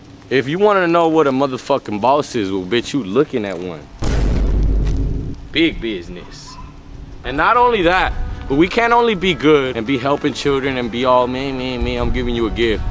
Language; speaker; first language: English; early bilingual, other home language; Spanish